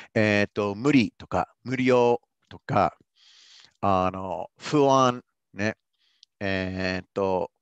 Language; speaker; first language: Japanese; non-native, fluent; English